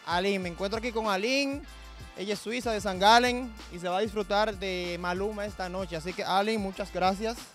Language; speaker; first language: Spanish; native; Spanish